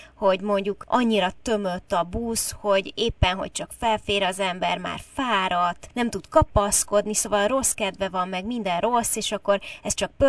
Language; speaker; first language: Hungarian; native; Hungarian